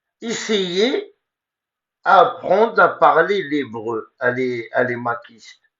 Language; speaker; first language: French; non-native, local second language; Kabyle